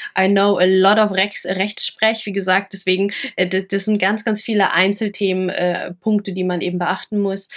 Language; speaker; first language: German; early bilingual, other home language; Vietnamese